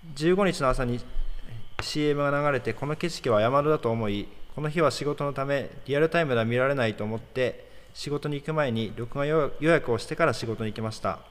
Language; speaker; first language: Japanese; native; Japanese